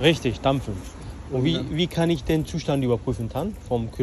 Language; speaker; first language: German; native; German